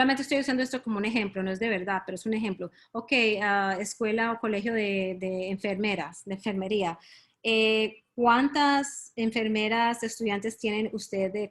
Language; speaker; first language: Spanish; early bilingual, heritage; Spanish